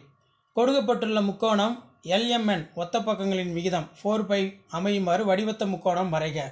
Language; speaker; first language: Tamil; native; Tamil